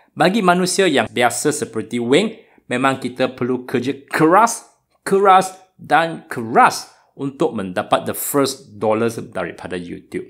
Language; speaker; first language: Malay; non-native, local second language; Chinese